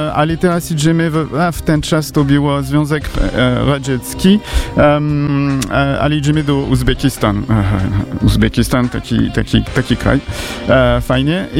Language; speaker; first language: Polish; non-native, learner; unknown